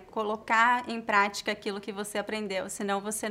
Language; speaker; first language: Portuguese; non-native, fluent; Dutch